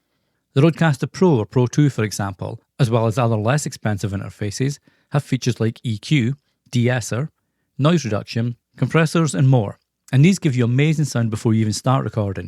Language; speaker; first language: English; native; English